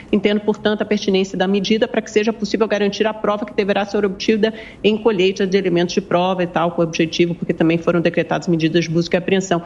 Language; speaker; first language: Portuguese; native; Portuguese